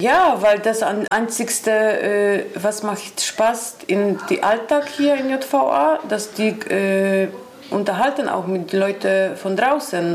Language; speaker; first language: German; non-native, learner; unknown